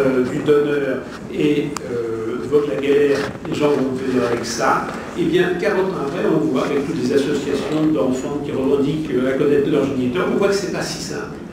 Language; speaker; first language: French; native; French